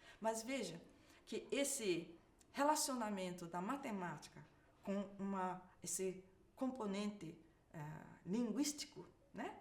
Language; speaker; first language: Portuguese; early bilingual, other home language; Japanese